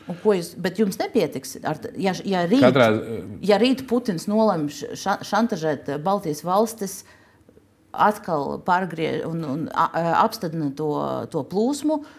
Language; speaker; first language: Latvian; native; Latvian